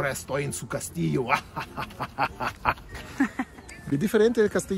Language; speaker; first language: Spanish; non-native, learner; German